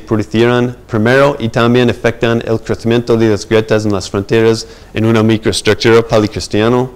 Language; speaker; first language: Spanish; non-native, fluent; English